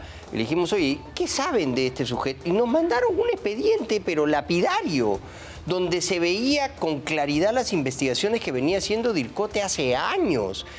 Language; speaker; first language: Spanish; native; Spanish